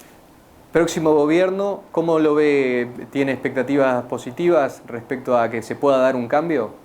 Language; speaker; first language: Spanish; native; Spanish